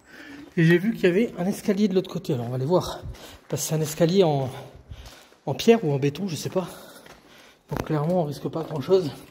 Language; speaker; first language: French; native; French